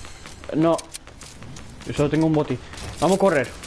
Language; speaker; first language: Spanish; non-native, learner; English